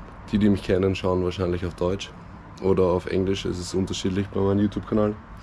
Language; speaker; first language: German; native; German